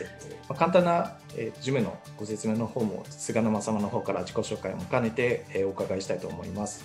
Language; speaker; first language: Japanese; native; Japanese